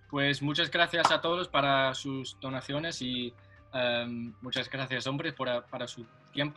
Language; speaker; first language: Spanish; non-native, learner; English